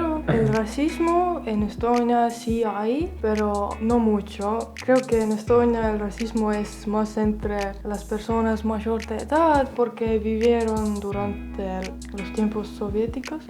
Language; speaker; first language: Spanish; non-native, fluent; Estonian